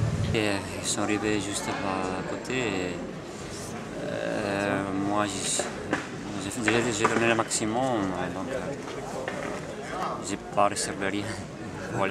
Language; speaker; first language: French; non-native, learner; Italian